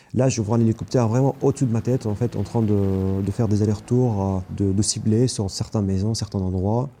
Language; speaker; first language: French; non-native, fluent; Arabic